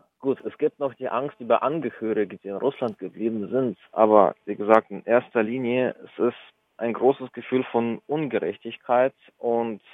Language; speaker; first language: German; early bilingual, other home language; Russian